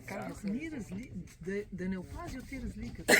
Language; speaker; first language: Slovenian; native; Slovenian